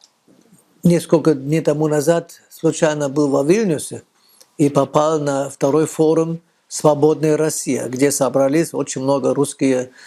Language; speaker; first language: Russian; non-native, fluent; German